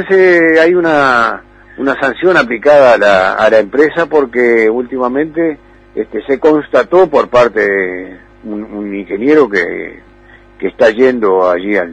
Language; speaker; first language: Spanish; native; Spanish